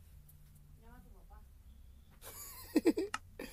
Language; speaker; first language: Spanish; native; Spanish